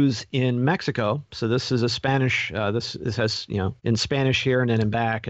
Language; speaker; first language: English; native; English